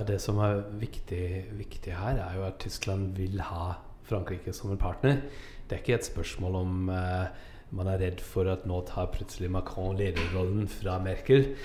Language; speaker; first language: Norwegian; non-native, fluent; German